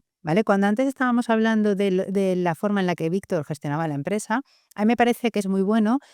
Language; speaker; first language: Spanish; native; Spanish